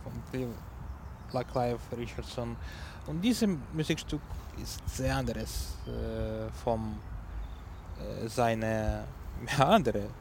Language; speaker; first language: German; non-native, learner; Ukrainian